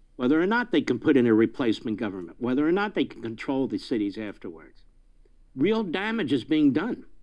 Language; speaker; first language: English; native; English